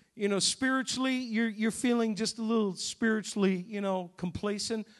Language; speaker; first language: English; native; English